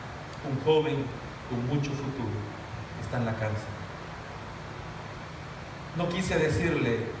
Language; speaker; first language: Spanish; native; Spanish